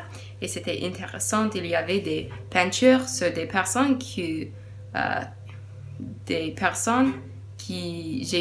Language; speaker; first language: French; non-native, learner; English